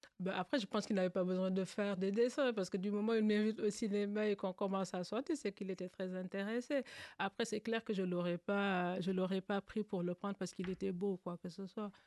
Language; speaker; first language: French; non-native, local second language; Wolof